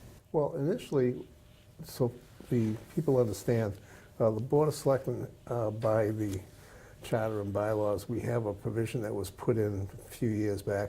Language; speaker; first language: English; native; English